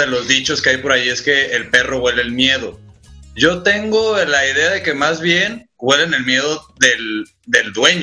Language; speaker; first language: Spanish; native; Spanish